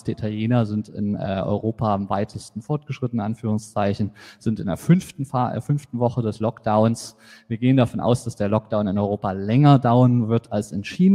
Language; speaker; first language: German; native; German